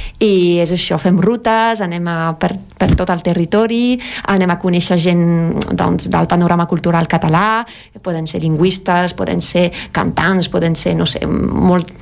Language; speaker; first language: Catalan; non-native, fluent; French